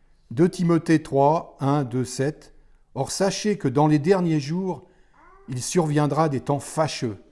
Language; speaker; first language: French; native; French